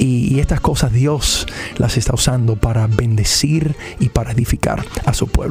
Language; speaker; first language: Spanish; early bilingual, heritage; Spanish